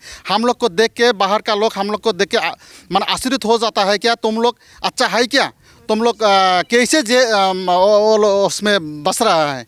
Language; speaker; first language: Hindi; non-native, local second language; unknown